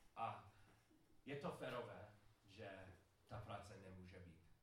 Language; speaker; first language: Czech; non-native, learner; English